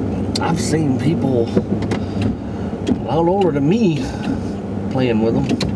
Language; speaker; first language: English; native; English